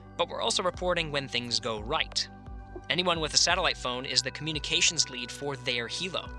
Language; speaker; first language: English; native; English